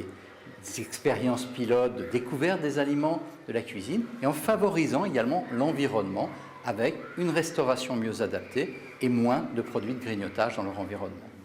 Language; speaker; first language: French; native; French